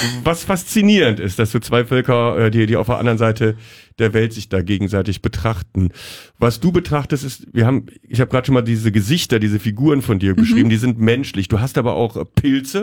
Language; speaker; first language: German; native; German